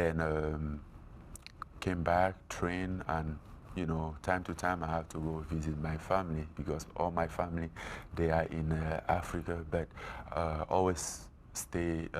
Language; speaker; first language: English; non-native, fluent; French